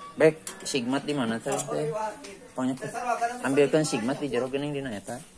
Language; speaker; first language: Indonesian; non-native, local second language; Sundanese